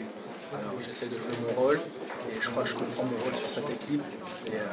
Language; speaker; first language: French; early bilingual, heritage; French